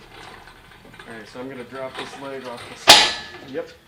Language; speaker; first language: English; native; English